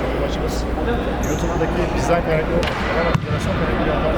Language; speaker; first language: Turkish; native; Turkish